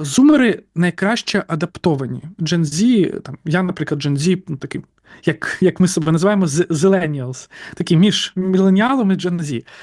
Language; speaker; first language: Ukrainian; native; Ukrainian